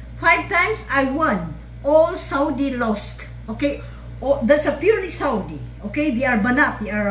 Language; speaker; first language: English; non-native, local second language; Filipino